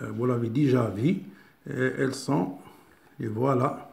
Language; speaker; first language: French; non-native, local second language; Arabic